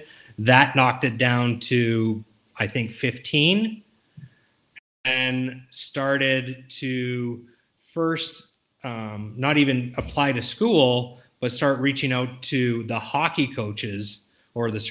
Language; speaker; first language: English; native; English